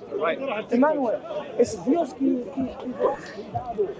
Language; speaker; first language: Spanish; non-native, fluent; Arabic